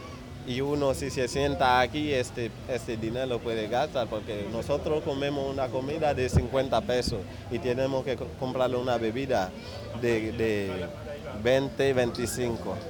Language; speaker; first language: Spanish; non-native, learner; Haitian Creole